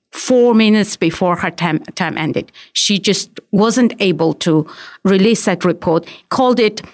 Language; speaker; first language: English; non-native, fluent; Chinese